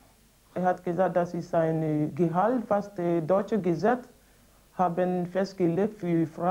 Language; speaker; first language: German; non-native, learner; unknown